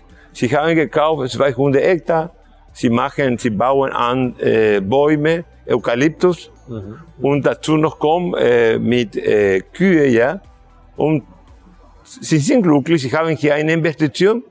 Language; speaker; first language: German; non-native, fluent; Spanish